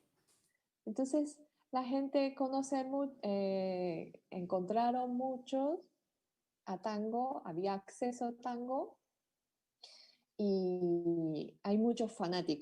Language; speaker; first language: Spanish; non-native, learner; Japanese